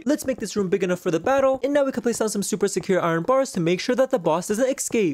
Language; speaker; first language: English; native; English